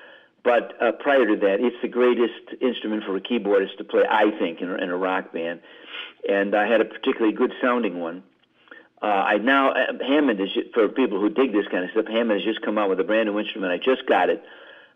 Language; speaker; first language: English; native; English